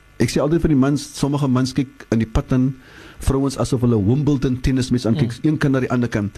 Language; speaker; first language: Afrikaans; early bilingual, heritage; Afrikaans